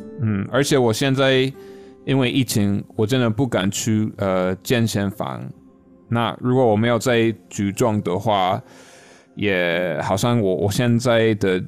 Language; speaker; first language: Chinese; non-native, fluent; English